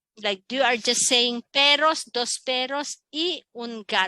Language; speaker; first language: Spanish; non-native, fluent; Filipino